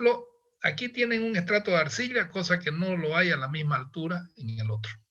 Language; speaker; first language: Spanish; native; Spanish